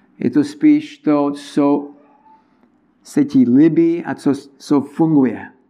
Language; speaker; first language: Czech; non-native, learner; English